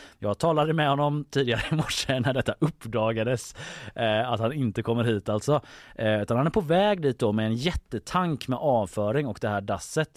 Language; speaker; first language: Swedish; native; Swedish